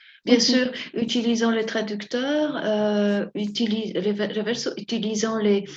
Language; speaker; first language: French; non-native, fluent; Spanish